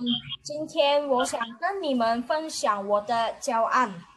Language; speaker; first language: Chinese; non-native, learner; Indonesian